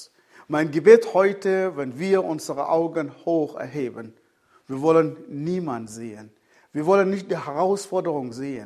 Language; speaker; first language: German; non-native, fluent; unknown